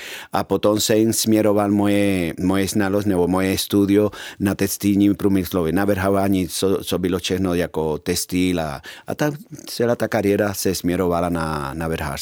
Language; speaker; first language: Czech; non-native, fluent; Spanish